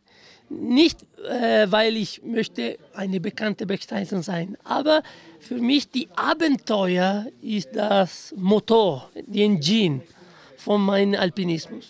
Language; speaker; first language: German; non-native, fluent; Italian